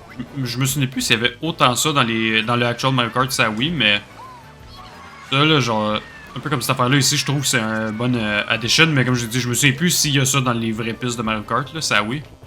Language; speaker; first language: French; native; French